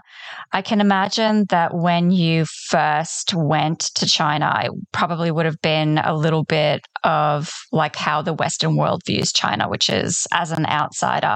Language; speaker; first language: English; non-native, fluent; Polish